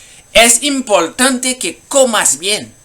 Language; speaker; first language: Spanish; non-native, learner; Haitian Creole